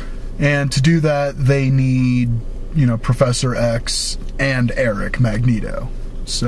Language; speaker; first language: English; native; English